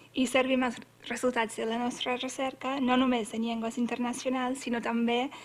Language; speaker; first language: Catalan; non-native, fluent; English